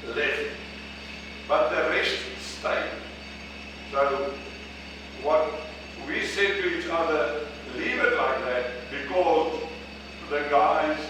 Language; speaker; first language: English; non-native, local second language; Afrikaans